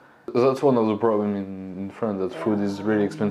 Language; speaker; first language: English; non-native, learner; French